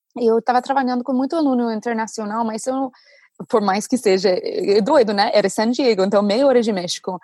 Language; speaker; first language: Portuguese; non-native, fluent; English